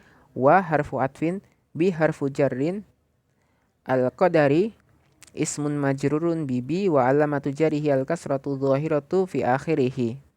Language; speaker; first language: Arabic; non-native, fluent; Indonesian